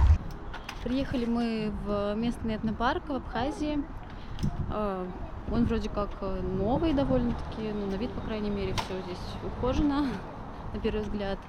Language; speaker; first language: Russian; native; Russian